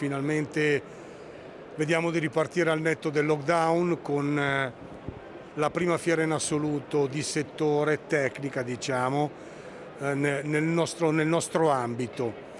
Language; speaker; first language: Italian; native; Italian